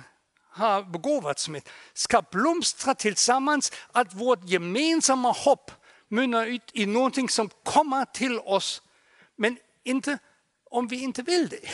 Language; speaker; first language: Swedish; non-native, fluent; German